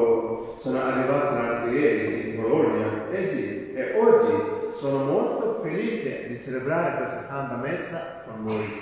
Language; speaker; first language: Italian; non-native, fluent; Malayalam